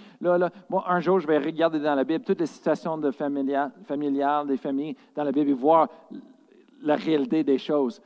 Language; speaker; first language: French; non-native, fluent; English